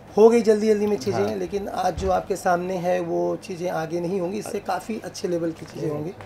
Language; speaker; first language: Hindi; native; Hindi